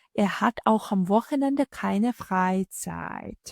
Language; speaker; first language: German; non-native, fluent; Ukrainian